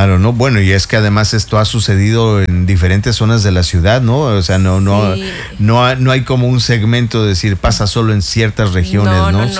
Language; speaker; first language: Spanish; native; Spanish